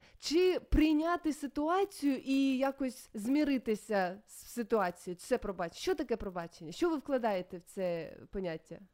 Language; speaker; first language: Ukrainian; native; Ukrainian